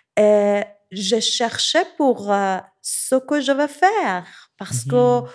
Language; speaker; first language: French; non-native, learner; Persian